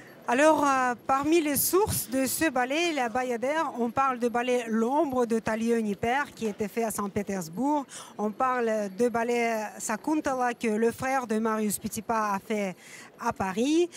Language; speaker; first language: French; non-native, fluent; Russian